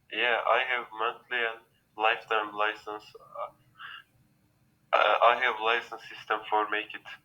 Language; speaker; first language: English; non-native, learner; Turkish